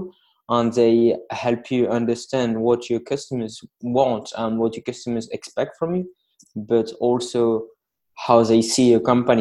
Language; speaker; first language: English; non-native, fluent; French